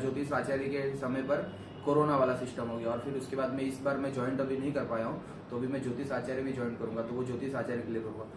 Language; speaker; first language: Hindi; native; Hindi